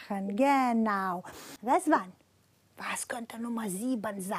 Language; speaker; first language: German; non-native, fluent; Romanian